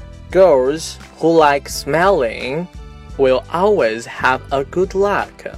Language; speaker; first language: English; non-native, fluent; Chinese